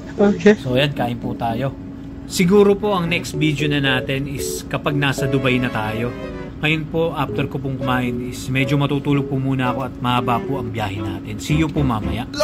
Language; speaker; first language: Filipino; native; Filipino